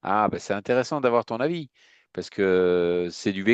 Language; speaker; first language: French; native; French